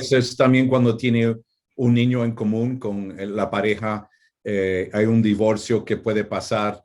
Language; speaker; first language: Spanish; non-native, fluent; English